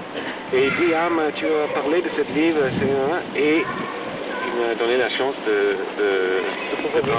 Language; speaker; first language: French; non-native, fluent; English